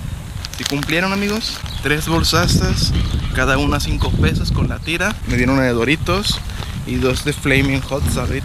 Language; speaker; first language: Spanish; native; Spanish